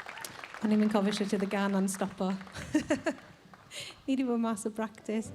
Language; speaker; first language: Welsh; native; Welsh